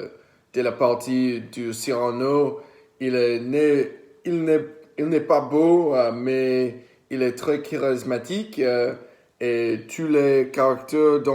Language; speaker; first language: French; non-native, learner; English